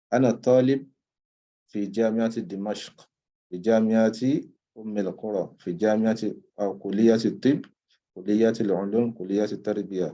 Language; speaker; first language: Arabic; non-native, fluent; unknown